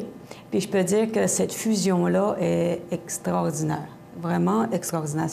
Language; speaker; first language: French; native; French